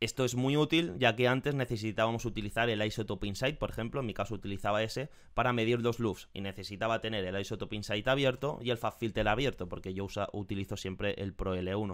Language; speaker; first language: Spanish; native; Spanish